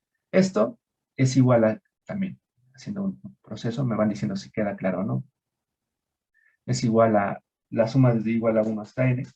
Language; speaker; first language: Spanish; native; Spanish